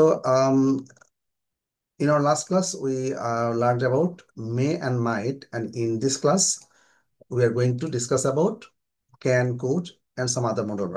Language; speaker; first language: English; non-native, fluent; Bangla